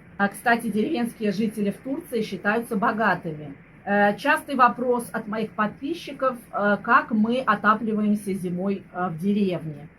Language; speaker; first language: Russian; native; Russian